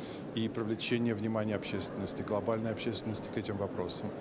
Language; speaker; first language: Russian; native; Russian